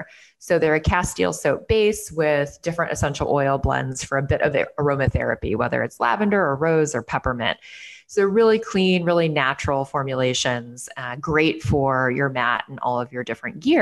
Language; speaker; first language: English; native; English